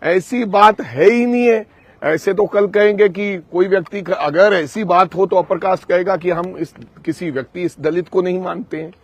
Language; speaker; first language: Hindi; non-native, local second language; Punjabi